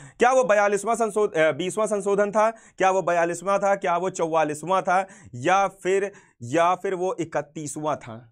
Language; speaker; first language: Hindi; native; Hindi